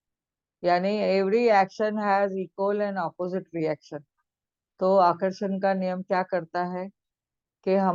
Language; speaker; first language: Hindi; native; Hindi